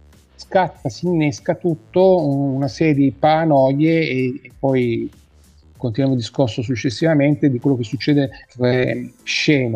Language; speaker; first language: Italian; native; Italian